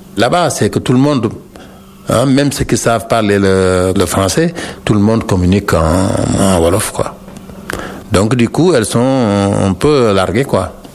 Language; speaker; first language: French; non-native, local second language; Wolof